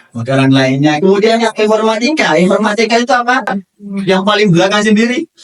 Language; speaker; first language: Indonesian; native; Indonesian